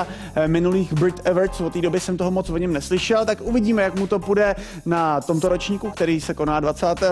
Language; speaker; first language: Czech; native; Czech